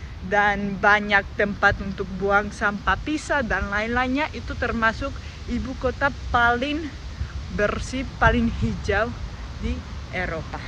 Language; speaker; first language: Indonesian; non-native, fluent; Spanish